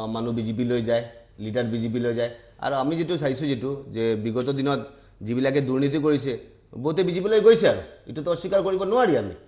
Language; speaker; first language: Assamese; non-native, local second language; Bangla